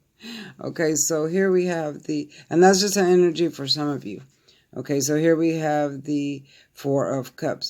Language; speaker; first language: English; native; English